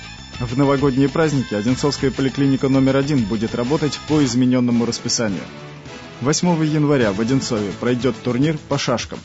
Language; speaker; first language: Russian; native; Russian